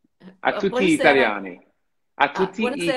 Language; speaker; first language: Italian; non-native, learner; English